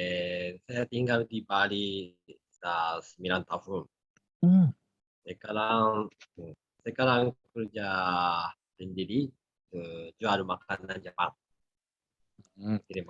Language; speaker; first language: Indonesian; non-native, learner; Japanese